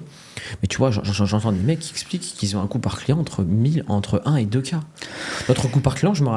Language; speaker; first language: French; native; French